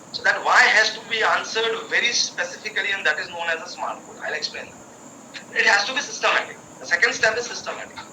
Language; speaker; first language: English; non-native, local second language; Gujarati